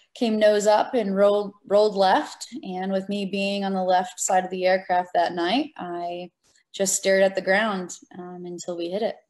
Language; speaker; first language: English; native; English